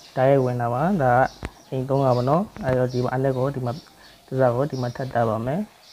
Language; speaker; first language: Burmese; native; Burmese